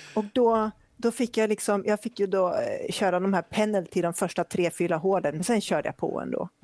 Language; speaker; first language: Swedish; native; Swedish